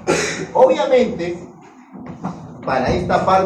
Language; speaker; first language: Spanish; native; Spanish